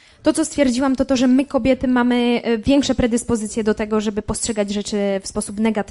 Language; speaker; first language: Polish; native; Polish